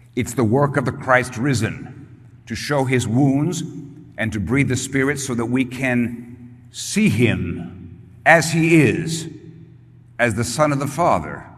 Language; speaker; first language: English; early bilingual, other home language; Spanish